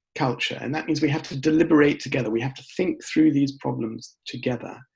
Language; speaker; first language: English; native; English